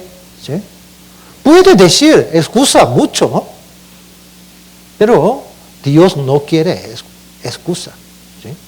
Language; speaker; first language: Spanish; non-native, learner; Korean